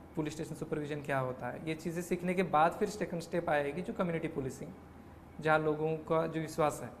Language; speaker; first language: Hindi; non-native, local second language; Marathi